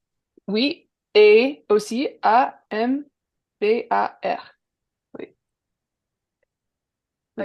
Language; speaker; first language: French; non-native, learner; English